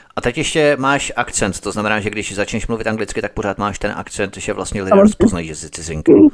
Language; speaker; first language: Czech; native; Czech